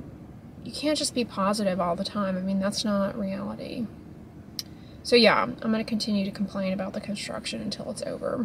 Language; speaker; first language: English; native; English